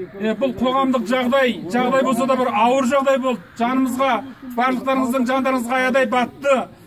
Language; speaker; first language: Kazakh; early bilingual, heritage; Kazakh